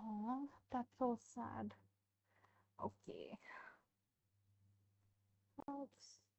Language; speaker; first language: English; non-native, local second language; Hindi